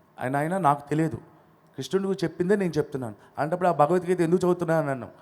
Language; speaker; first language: Telugu; non-native, local second language; Odia